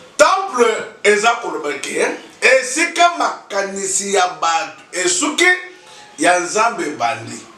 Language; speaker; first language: Lingala; native; Lingala